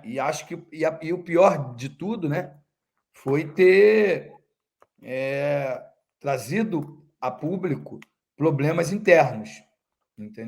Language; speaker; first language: Portuguese; native; Portuguese